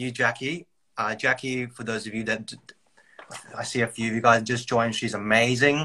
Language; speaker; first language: English; native; English